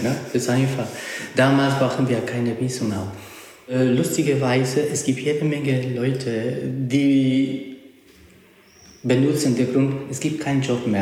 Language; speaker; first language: German; non-native, learner; Spanish